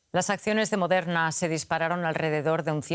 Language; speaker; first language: Spanish; native; Spanish